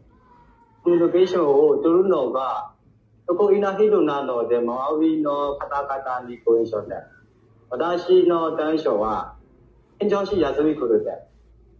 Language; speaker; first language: Japanese; non-native, learner; Nepali